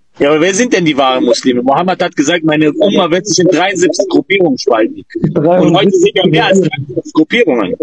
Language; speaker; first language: German; native; German